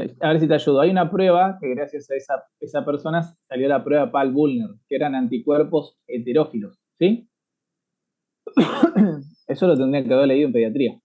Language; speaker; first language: Spanish; native; Spanish